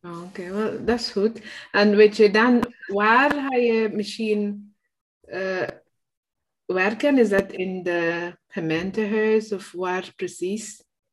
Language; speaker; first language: Dutch; non-native, learner; English